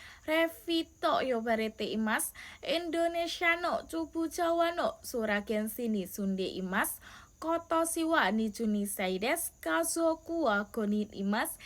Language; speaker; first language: Japanese; non-native, learner; Indonesian